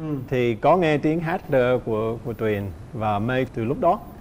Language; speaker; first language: Vietnamese; non-native, fluent; English